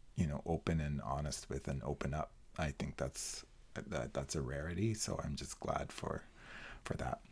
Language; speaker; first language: English; non-native, fluent; Spanish